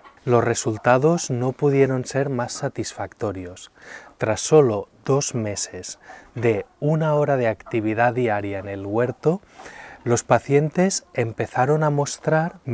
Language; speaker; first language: Spanish; native; Spanish